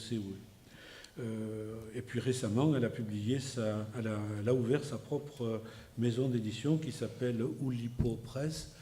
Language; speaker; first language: French; native; French